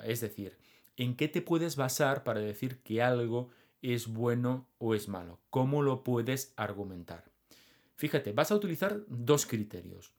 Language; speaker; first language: Spanish; native; Spanish